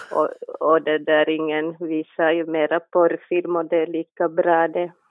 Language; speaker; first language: Swedish; native; Swedish